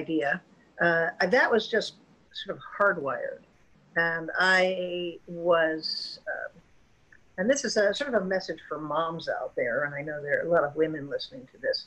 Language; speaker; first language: English; native; English